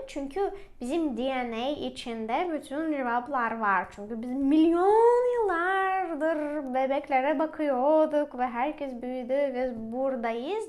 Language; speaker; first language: Turkish; non-native, fluent; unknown